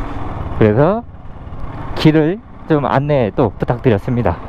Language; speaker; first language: Korean; native; Korean